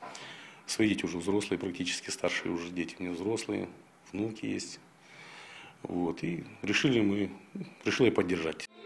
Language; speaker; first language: Russian; native; Russian